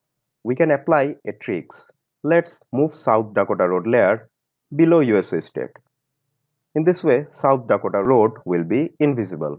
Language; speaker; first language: English; non-native, local second language; Bangla